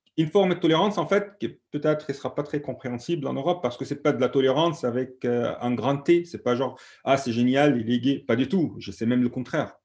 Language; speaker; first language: French; non-native, fluent; Arabic